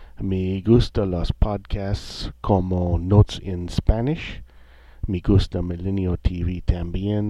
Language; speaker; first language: Spanish; non-native, learner; English